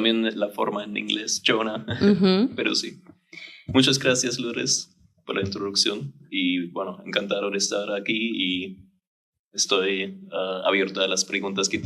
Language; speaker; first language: Spanish; non-native, fluent; German